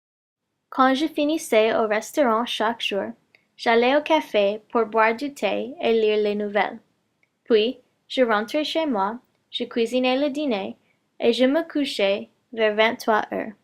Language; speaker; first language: French; non-native, learner; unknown